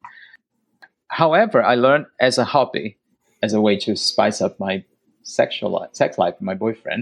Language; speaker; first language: English; non-native, fluent; Portuguese